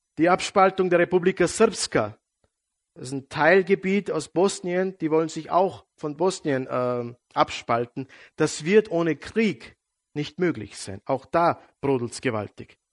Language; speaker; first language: German; non-native, fluent; Serbian